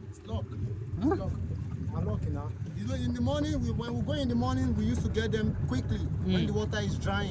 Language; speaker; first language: English; non-native, local second language; Yoruba